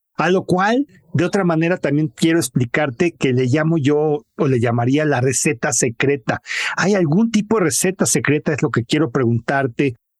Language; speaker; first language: Spanish; native; Spanish